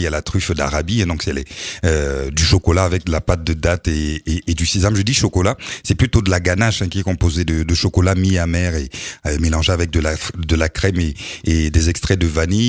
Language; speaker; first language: French; native; French